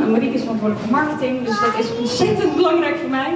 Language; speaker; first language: Dutch; native; Dutch